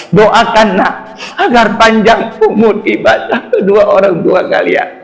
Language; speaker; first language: Indonesian; non-native, local second language; Achinese